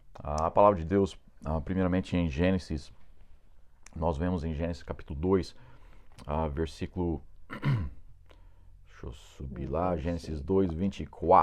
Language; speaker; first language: Portuguese; non-native, fluent; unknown